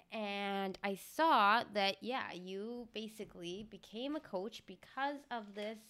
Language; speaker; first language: English; early bilingual, other home language; Spanish